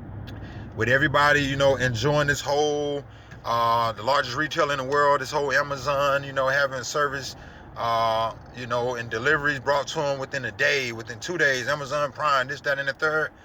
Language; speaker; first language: English; native; English